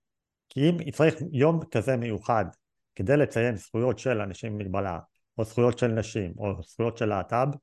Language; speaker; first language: Hebrew; native; Hebrew